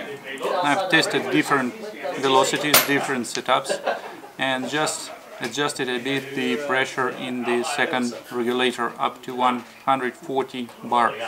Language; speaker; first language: English; non-native, fluent; Russian